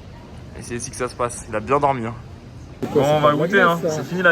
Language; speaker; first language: French; native; French